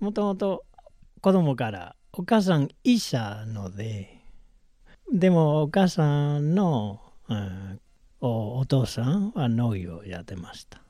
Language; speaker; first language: Japanese; non-native, learner; Spanish